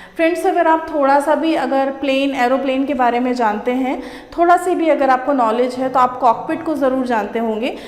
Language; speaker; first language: Hindi; native; Hindi